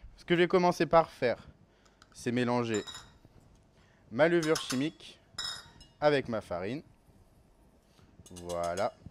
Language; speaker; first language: French; native; French